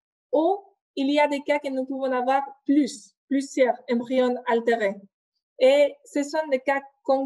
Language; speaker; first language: French; non-native, fluent; Spanish